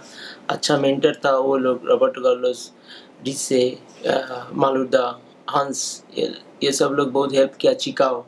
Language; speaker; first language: Hindi; non-native, local second language; Bangla